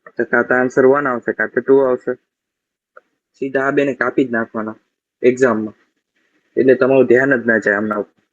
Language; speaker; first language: Gujarati; native; Gujarati